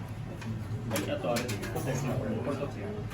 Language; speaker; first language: Japanese; native; Japanese